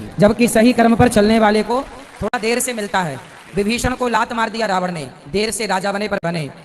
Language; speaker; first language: Hindi; native; Hindi